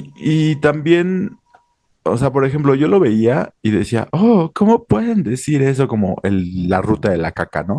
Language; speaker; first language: Spanish; native; Spanish